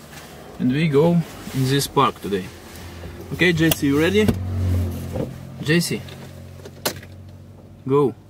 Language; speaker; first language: English; non-native, learner; Russian